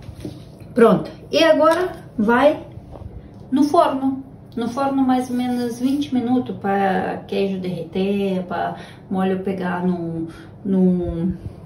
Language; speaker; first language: Portuguese; non-native, fluent; Ukrainian